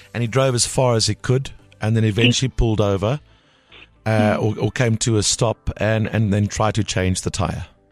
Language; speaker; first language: English; non-native, local second language; Afrikaans